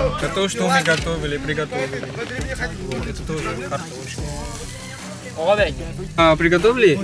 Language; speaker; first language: Russian; non-native, learner; Malay